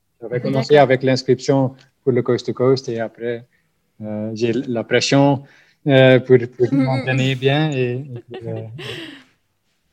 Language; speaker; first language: French; non-native, local second language; Dutch